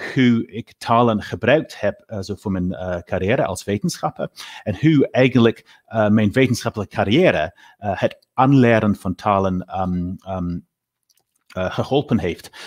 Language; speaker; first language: Dutch; non-native, fluent; English